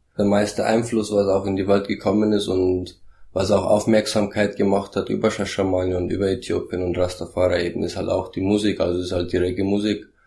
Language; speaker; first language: German; early bilingual, heritage; German